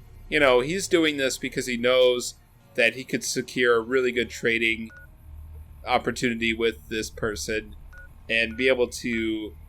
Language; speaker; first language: English; native; English